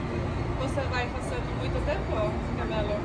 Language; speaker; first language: Portuguese; non-native, learner; Spanish